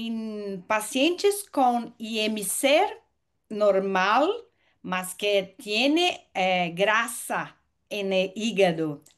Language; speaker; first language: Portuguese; non-native, learner; Spanish